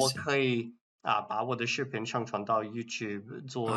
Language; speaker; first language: Chinese; non-native, learner; English